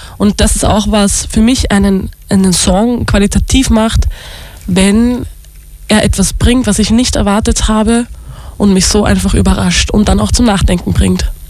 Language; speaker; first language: German; native; German